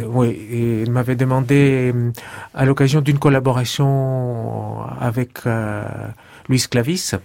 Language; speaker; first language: French; non-native, fluent; Greek